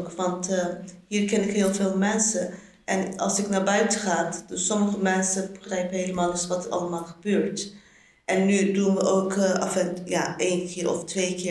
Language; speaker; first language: Dutch; non-native, learner; Turkish